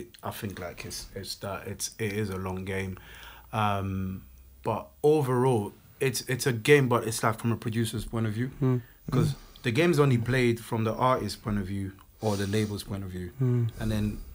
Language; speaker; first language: English; non-native, fluent; French